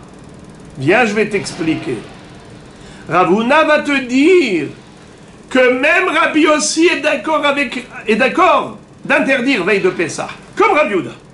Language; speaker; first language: French; native; French